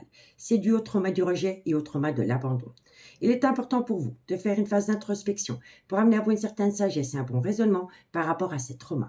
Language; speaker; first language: French; native; French